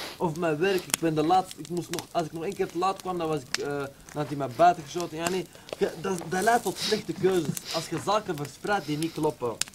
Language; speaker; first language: Dutch; early bilingual, other home language; Arabic